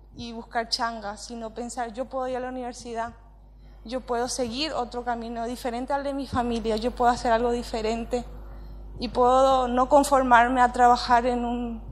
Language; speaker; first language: Spanish; native; Spanish